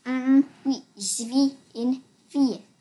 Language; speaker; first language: French; non-native, learner; English